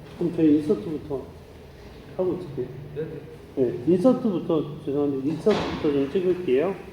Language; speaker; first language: Korean; native; Korean